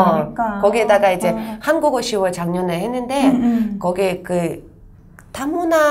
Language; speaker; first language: Korean; non-native, fluent; Russian